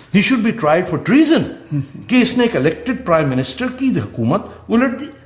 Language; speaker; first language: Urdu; non-native, local second language; Punjabi